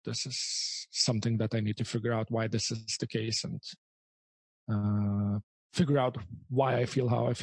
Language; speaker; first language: English; non-native, fluent; Lithuanian